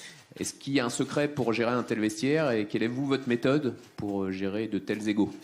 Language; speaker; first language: French; native; French